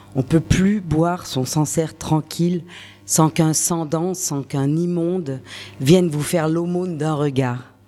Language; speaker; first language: French; native; French